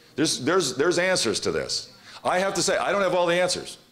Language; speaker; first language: English; native; English